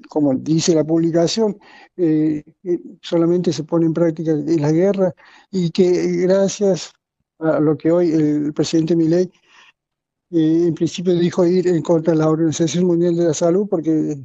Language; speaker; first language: Spanish; native; Spanish